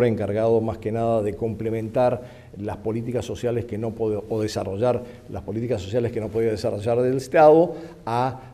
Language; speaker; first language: Spanish; native; Spanish